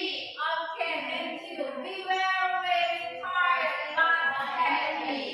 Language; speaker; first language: English; non-native, fluent; Indonesian